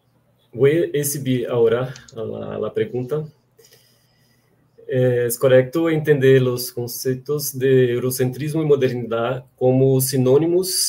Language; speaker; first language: Spanish; non-native, fluent; Portuguese